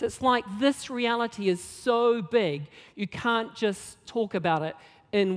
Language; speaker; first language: English; native; English